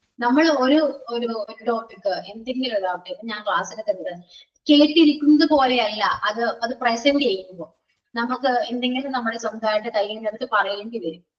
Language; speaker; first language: Malayalam; native; Malayalam